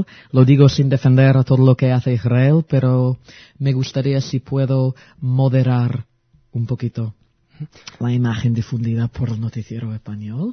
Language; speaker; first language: Spanish; early bilingual, heritage; Spanish